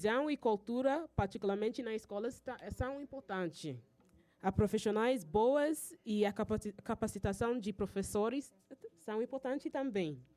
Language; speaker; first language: Portuguese; non-native, fluent; English